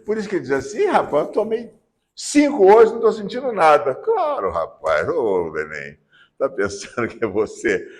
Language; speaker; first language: Portuguese; native; Portuguese